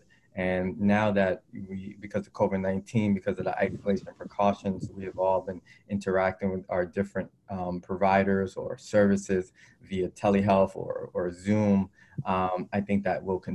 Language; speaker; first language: English; native; English